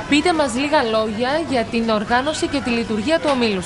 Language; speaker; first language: Greek; native; Greek